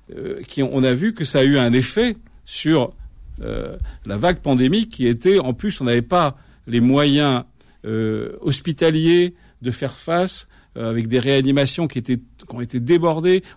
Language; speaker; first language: French; native; French